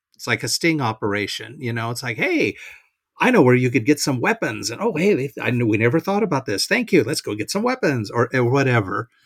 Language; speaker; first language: English; native; English